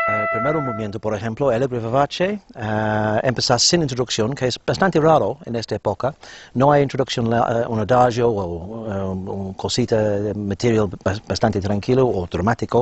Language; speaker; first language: Spanish; non-native, fluent; English